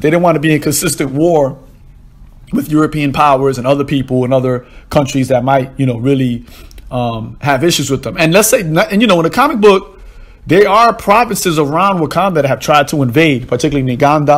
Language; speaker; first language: English; native; English